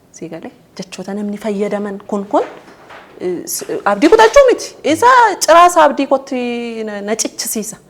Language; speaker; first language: Oromo; native; Oromo